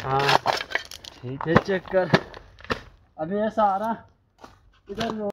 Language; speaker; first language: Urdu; non-native, local second language; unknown